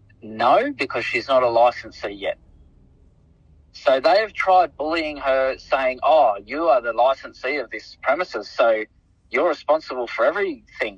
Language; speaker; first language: English; native; English